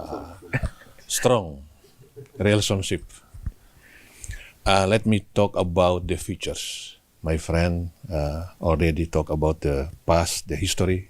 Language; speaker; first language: English; non-native, learner; Indonesian